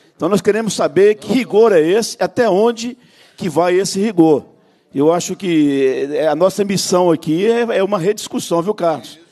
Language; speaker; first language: Portuguese; native; Portuguese